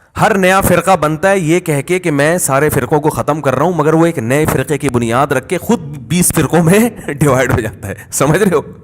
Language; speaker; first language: Urdu; native; Urdu